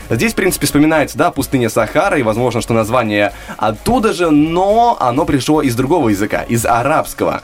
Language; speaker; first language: Russian; native; Russian